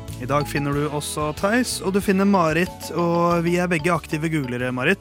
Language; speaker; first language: Norwegian; native; Norwegian